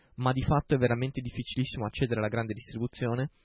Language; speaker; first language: Italian; native; Italian